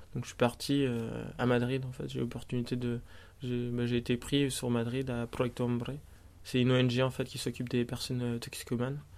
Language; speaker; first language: French; native; French